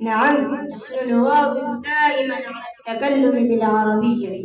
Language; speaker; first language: Arabic; non-native, learner; Urdu